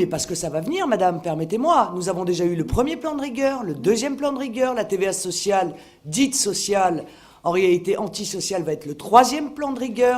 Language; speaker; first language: French; native; French